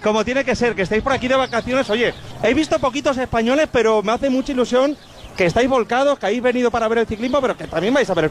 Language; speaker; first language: Spanish; native; Spanish